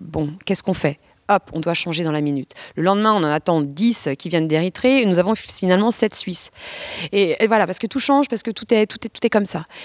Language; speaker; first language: French; native; French